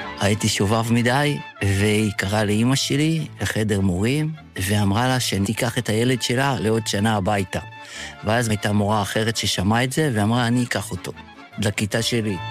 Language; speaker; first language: Hebrew; early bilingual, other home language; Yiddish